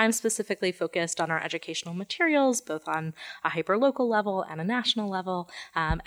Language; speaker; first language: English; native; English